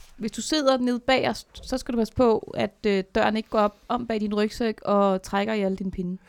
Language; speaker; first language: Danish; native; Danish